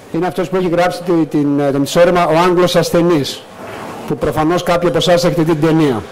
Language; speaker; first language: Greek; early bilingual, other home language; English